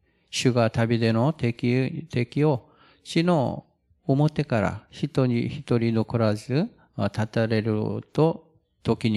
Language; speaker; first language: Japanese; non-native, fluent; Korean